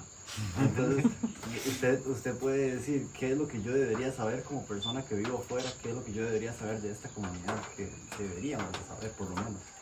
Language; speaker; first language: Spanish; native; Spanish